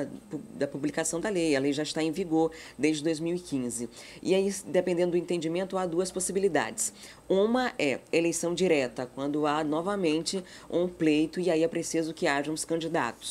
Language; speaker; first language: Portuguese; native; Portuguese